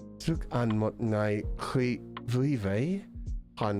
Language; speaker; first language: Vietnamese; non-native, learner; English